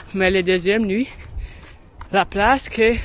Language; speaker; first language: French; non-native, learner; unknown